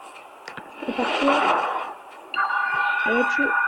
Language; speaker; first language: French; native; French